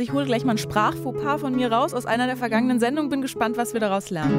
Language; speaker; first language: German; native; German